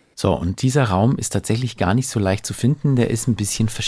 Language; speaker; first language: German; native; German